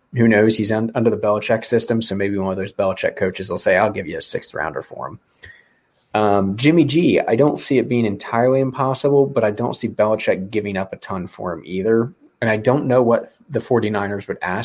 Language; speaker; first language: English; native; English